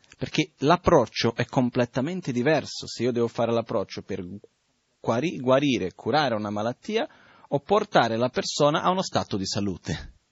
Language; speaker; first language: Italian; non-native, fluent; Portuguese